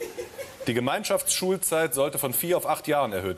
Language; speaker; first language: German; native; German